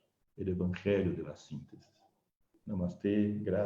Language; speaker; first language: Spanish; non-native, fluent; Portuguese